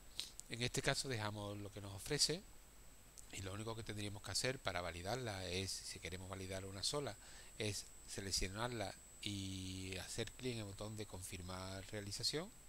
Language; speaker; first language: Spanish; native; Spanish